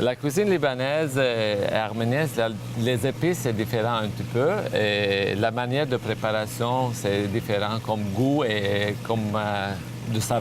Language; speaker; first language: French; non-native, fluent; Armenian